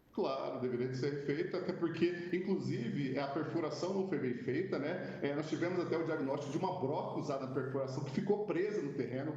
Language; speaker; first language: Portuguese; native; Portuguese